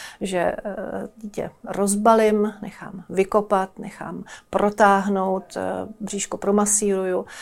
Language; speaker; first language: Czech; native; Czech